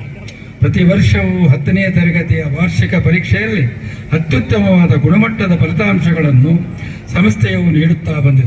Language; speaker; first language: Kannada; native; Kannada